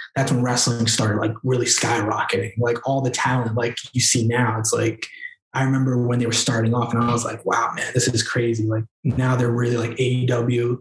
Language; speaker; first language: English; native; English